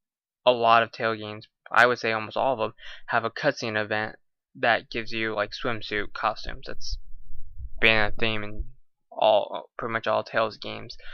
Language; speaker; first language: English; native; English